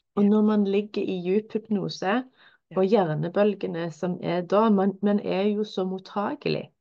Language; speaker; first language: Norwegian; native; Norwegian